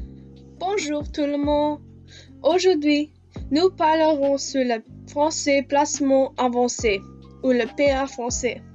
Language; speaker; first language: French; non-native, learner; English